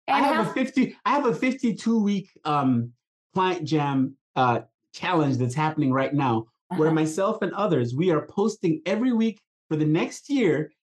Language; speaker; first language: English; non-native, local second language; Igbo